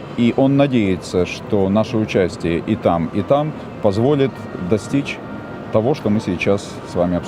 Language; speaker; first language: Russian; native; Russian